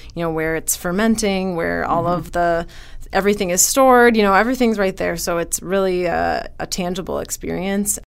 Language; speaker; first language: English; native; English